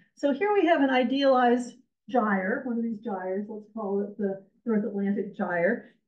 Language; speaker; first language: English; native; English